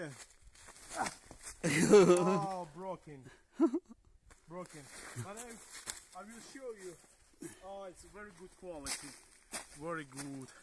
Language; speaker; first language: English; non-native, learner; Ukrainian